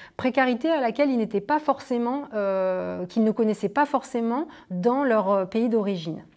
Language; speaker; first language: French; native; French